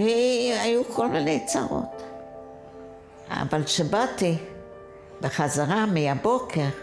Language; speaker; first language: Hebrew; non-native, fluent; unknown